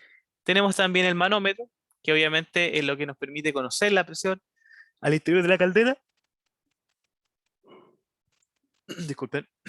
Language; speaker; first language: Spanish; native; Spanish